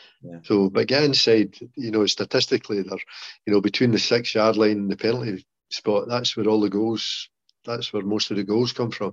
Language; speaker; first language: English; native; English